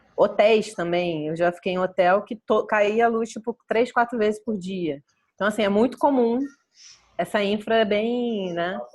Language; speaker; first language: Portuguese; native; Portuguese